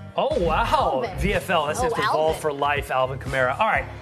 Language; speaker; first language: English; native; English